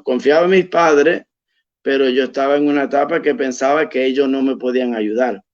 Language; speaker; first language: Spanish; early bilingual, heritage; Spanish